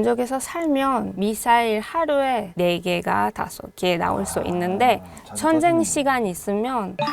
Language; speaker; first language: Korean; non-native, fluent; Hebrew